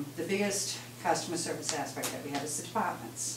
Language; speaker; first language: English; native; English